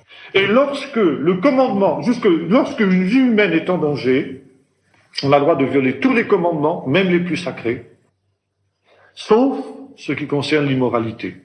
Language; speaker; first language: French; native; French